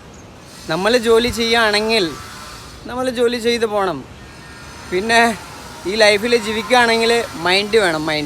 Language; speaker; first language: Malayalam; non-native, local second language; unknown